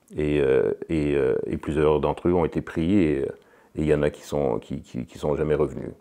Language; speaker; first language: French; native; French